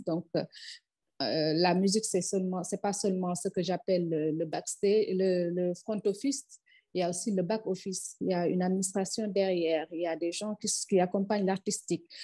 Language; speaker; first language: French; non-native, local second language; Wolof